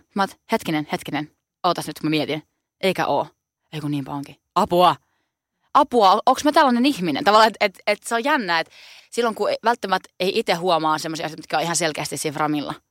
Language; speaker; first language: Finnish; native; Finnish